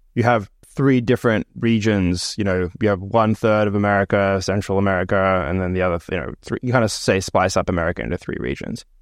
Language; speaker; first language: English; native; English